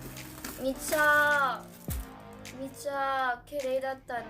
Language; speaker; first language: Japanese; non-native, learner; Filipino